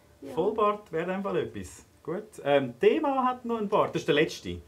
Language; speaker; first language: German; native; German